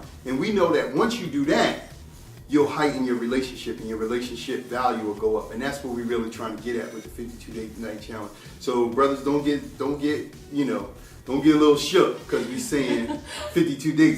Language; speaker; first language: English; native; English